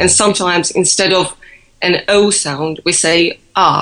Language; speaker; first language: English; non-native, fluent; Russian